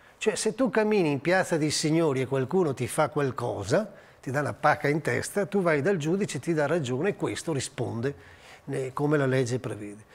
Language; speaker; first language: Italian; native; Italian